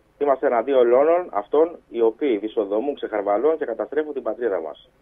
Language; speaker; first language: Greek; native; Greek